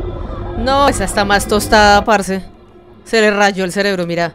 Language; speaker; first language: Spanish; native; Spanish